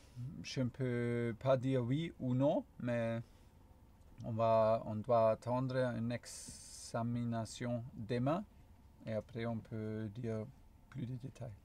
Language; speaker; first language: French; non-native, fluent; German